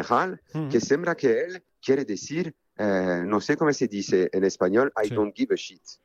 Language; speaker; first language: Spanish; non-native, fluent; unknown